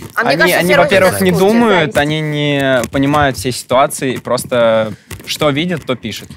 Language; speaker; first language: Russian; native; Russian